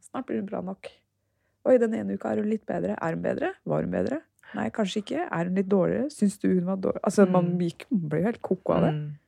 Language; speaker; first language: Norwegian; early bilingual, other home language; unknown